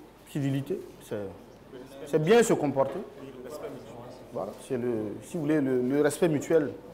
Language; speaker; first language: French; non-native, local second language; Mossi